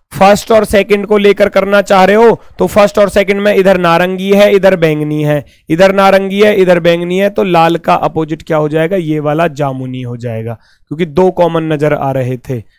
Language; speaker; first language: Hindi; native; Hindi